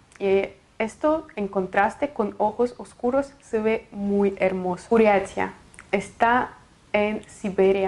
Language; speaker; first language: Spanish; non-native, fluent; Russian